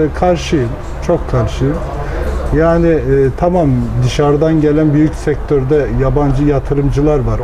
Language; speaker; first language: Turkish; native; Turkish